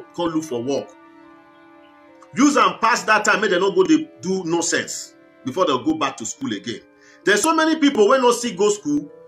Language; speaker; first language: Nigerian Pidgin; non-native, local second language; Bini